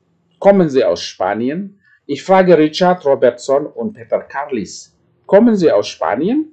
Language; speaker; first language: German; non-native, fluent; Indonesian